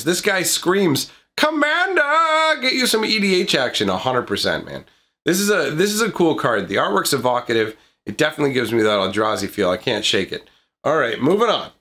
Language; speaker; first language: English; native; English